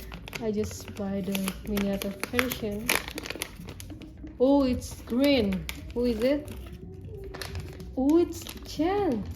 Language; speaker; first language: English; non-native, learner; Indonesian